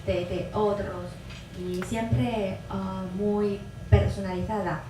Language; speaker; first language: Spanish; non-native, fluent; Chinese